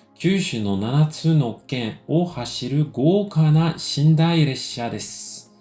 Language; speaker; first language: Japanese; non-native, fluent; French